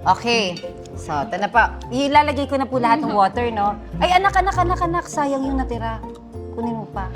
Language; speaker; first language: Filipino; non-native, local second language; Pampanga